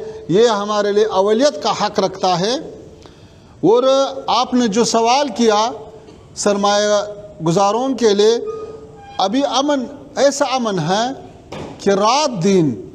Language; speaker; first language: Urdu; non-native, fluent; Pashto